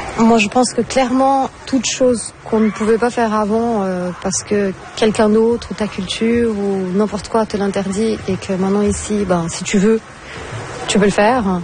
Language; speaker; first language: French; non-native, fluent; Portuguese